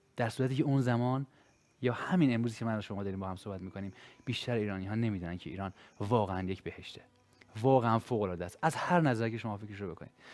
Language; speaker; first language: Persian; native; Persian